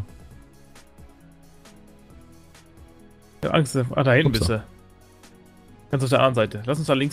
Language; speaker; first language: German; native; German